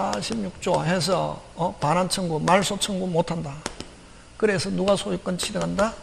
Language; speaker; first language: Korean; native; Korean